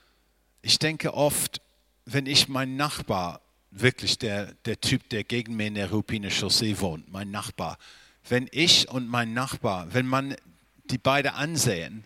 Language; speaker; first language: German; non-native, fluent; English